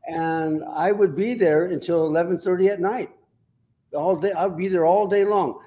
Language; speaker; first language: English; native; English